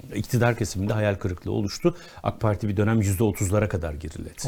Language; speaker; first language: Turkish; native; Turkish